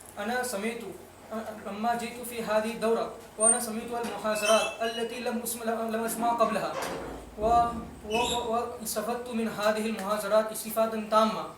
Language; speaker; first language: Arabic; non-native, learner; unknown